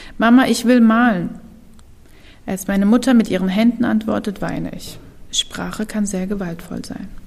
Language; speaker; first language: German; early bilingual, other home language; Kurdish